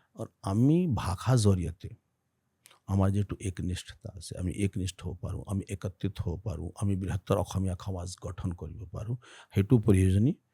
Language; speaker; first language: Assamese; non-native, local second language; Hindi